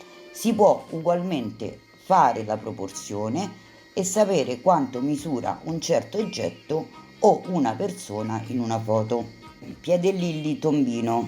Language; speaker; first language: Italian; native; Italian